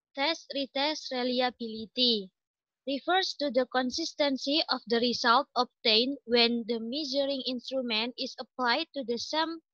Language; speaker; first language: English; non-native, learner; Indonesian